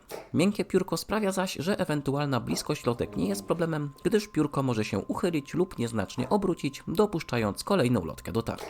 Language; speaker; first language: Polish; native; Polish